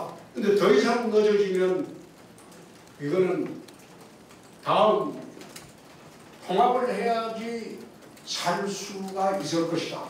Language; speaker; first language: Korean; native; Korean